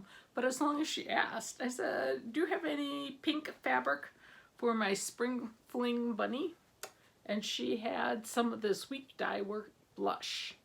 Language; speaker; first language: English; native; English